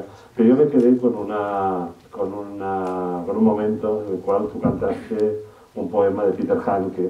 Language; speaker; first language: Spanish; native; Spanish